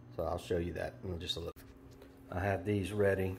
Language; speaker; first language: English; native; English